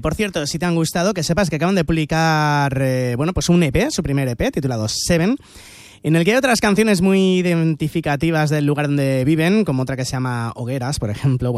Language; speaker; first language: Spanish; native; Spanish